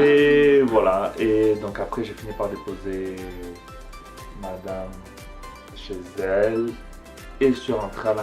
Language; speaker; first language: French; native; French